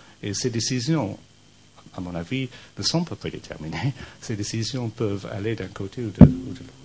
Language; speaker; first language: French; non-native, fluent; English